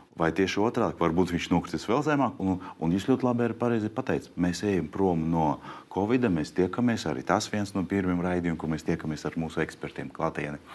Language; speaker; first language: Latvian; non-native, local second language; Russian